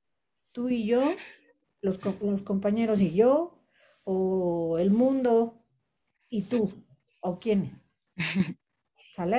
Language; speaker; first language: Spanish; native; Spanish